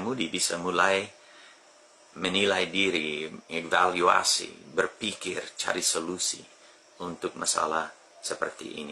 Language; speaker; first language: Indonesian; non-native, fluent; English